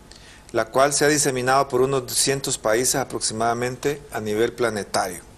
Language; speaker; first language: Spanish; native; Spanish